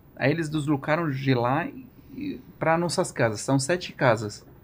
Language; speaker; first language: Portuguese; non-native, learner; Arabic